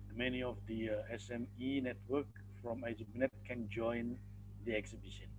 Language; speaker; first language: English; non-native, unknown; Indonesian